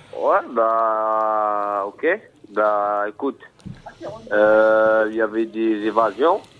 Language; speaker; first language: French; non-native, local second language; Arabic